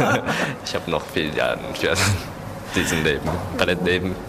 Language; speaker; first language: German; non-native, learner; Japanese